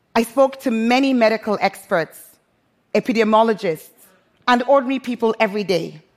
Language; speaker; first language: English; non-native, local second language; Krio